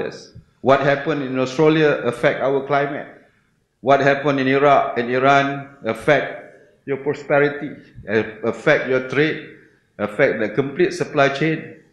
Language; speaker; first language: English; non-native, local second language; Malay